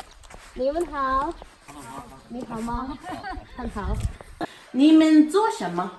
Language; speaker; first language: Chinese; non-native, learner; English